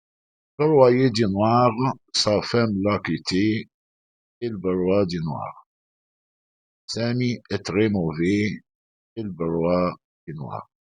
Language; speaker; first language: French; non-native, fluent; Arabic